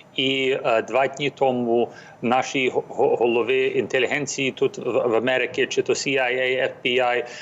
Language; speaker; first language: Ukrainian; early bilingual, heritage; English